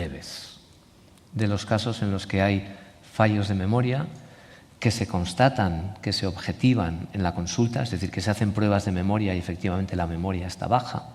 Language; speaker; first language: Spanish; native; Spanish